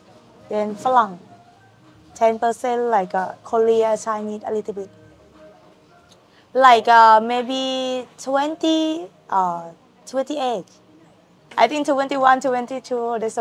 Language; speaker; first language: English; non-native, learner; Thai